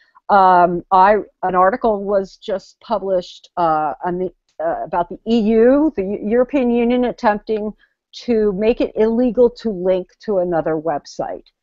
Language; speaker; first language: English; native; English